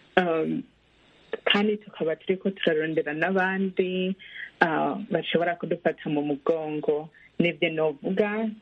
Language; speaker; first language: Rundi; early bilingual, heritage; Rundi